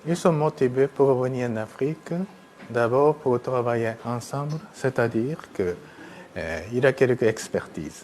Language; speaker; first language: French; non-native, fluent; Japanese